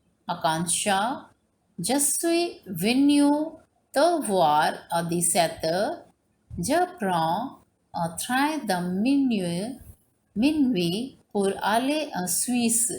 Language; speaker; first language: French; non-native, learner; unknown